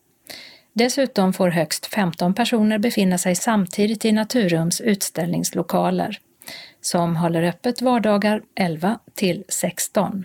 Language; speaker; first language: Swedish; native; Swedish